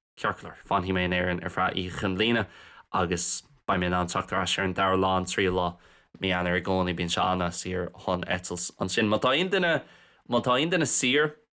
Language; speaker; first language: Irish; non-native, local second language; English